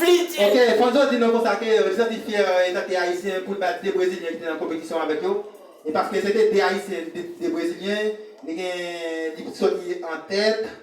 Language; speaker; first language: French; non-native, learner; Haitian Creole